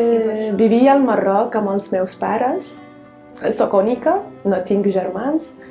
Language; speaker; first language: Catalan; non-native, fluent; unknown